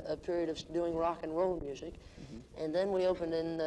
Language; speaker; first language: English; native; English